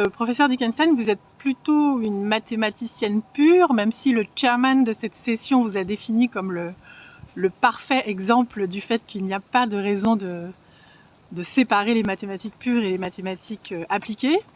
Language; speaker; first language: French; native; French